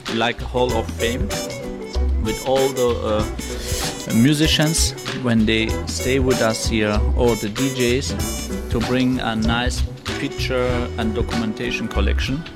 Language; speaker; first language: English; non-native, fluent; Turkish